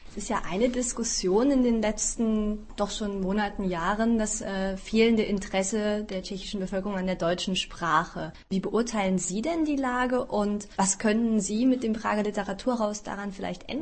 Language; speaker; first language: German; native; German